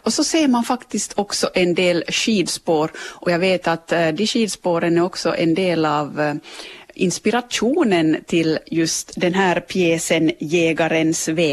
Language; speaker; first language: Swedish; native; Swedish